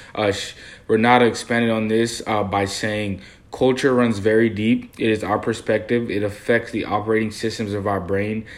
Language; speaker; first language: English; early bilingual, other home language; Haitian Creole